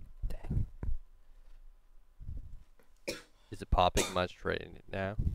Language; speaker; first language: English; native; English